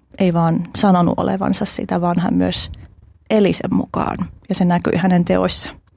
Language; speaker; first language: Finnish; early bilingual, other home language; Albanian